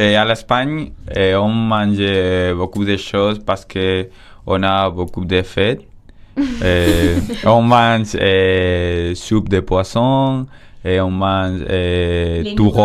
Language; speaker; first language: French; non-native, learner; Spanish